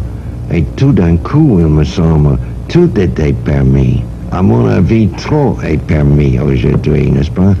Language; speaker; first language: French; non-native, fluent; English